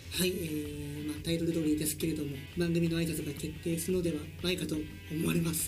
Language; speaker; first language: Japanese; native; Japanese